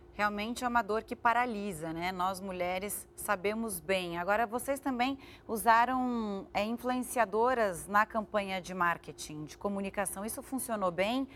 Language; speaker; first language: Portuguese; native; Portuguese